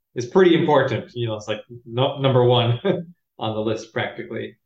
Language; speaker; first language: English; native; English